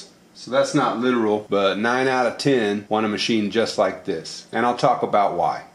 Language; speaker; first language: English; native; English